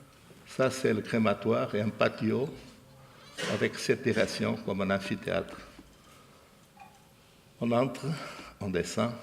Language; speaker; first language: French; non-native, fluent; Portuguese